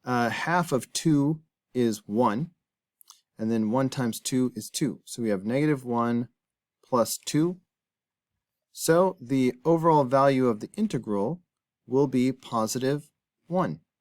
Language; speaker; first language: English; native; English